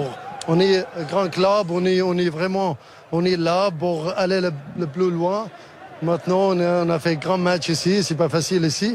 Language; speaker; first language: French; non-native, learner; Spanish